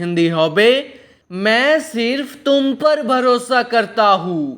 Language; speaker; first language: Hindi; non-native, local second language; Bangla